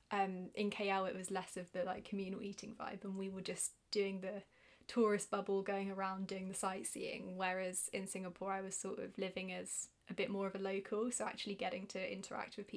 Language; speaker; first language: English; native; English